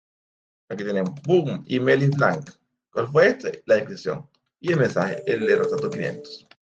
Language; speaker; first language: Spanish; native; Spanish